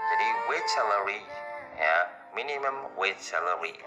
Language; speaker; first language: English; non-native, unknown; Indonesian